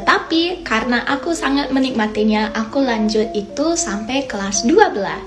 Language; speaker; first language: Indonesian; non-native, fluent; English